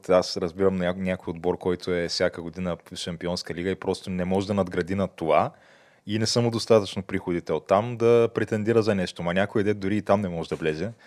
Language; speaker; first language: Bulgarian; native; Bulgarian